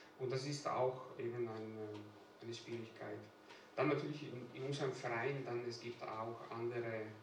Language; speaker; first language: German; non-native, fluent; Italian